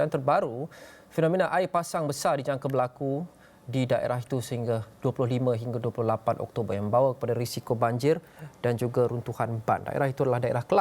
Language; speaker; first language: Malay; native; Malay